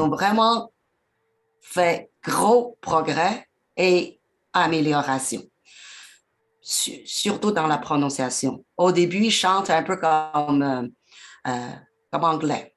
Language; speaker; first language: French; non-native, fluent; Chinese